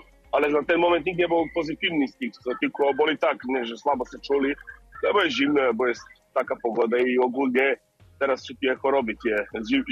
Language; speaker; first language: Polish; non-native, learner; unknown